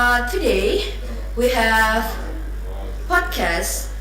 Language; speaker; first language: English; non-native, learner; Indonesian